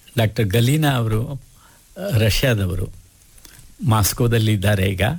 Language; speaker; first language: Kannada; native; Kannada